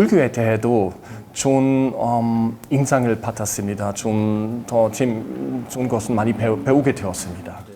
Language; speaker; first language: Korean; non-native, fluent; German